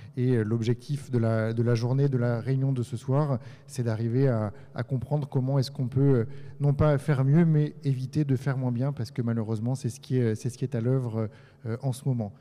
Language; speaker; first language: French; native; French